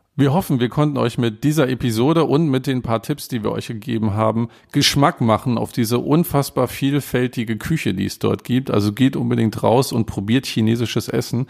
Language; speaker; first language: German; native; German